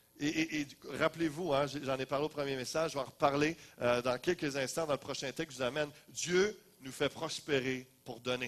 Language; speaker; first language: French; native; French